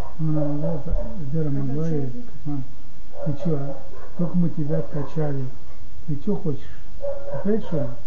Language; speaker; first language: Russian; non-native, local second language; Crimean Tatar